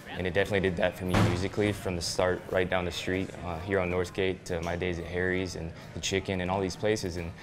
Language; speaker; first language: English; native; English